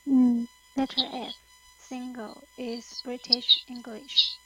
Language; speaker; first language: English; non-native, learner; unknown